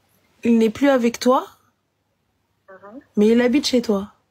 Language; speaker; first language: French; native; French